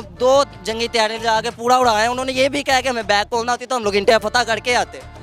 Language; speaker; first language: Urdu; non-native, local second language; Punjabi